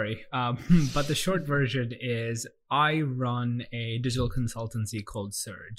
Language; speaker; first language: English; non-native, local second language; Sinhala